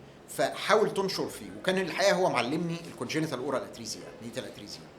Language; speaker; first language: Arabic; native; Arabic